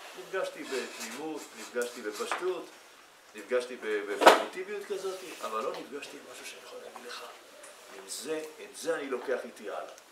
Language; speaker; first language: Hebrew; native; Hebrew